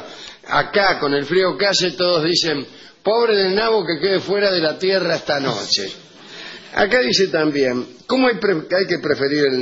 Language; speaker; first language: Spanish; native; Spanish